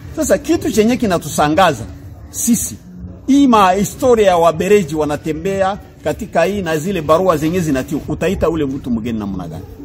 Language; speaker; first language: Swahili; non-native, local second language; Kinyarwanda